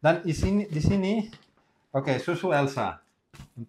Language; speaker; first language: Indonesian; non-native, learner; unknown